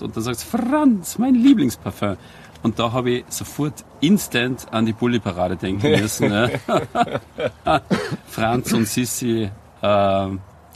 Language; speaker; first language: German; native; German